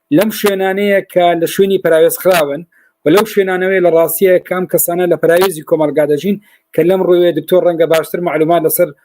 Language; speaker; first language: Central Kurdish; native; Central Kurdish